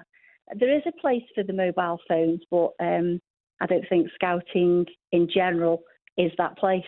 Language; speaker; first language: English; native; English